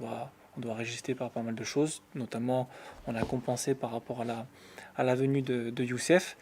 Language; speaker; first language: French; native; French